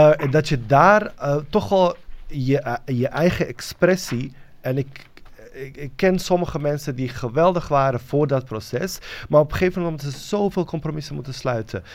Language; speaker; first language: Dutch; non-native, fluent; Bosnian